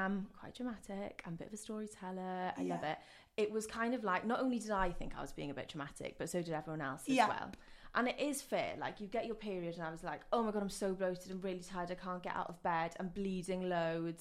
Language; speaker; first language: English; non-native, local second language; Welsh